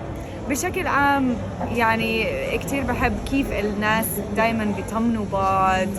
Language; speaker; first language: Arabic; non-native, fluent; English